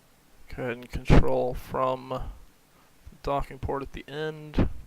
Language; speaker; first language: English; native; English